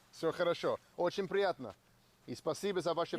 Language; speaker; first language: Russian; non-native, learner; English